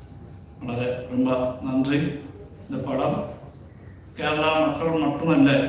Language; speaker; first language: Tamil; non-native, learner; Malayalam